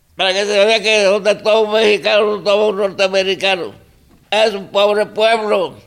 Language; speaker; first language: Spanish; non-native, local second language; Zapotec